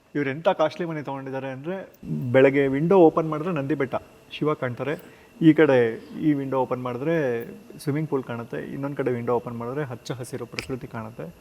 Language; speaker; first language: Kannada; native; Kannada